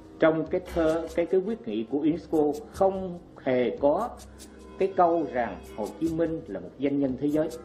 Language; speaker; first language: Vietnamese; native; Vietnamese